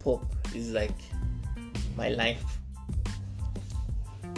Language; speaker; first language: English; non-native, local second language; Yoruba